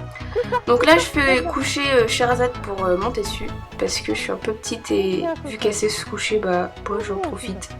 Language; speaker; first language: French; native; French